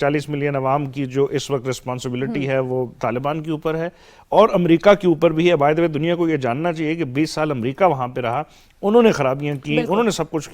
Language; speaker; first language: Urdu; native; Urdu